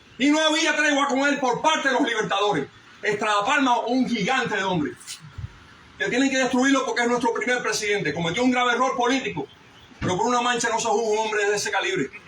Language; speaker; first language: Spanish; early bilingual, heritage; Spanish